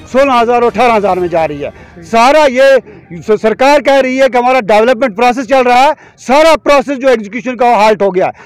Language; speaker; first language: Hindi; non-native, local second language; Kashmiri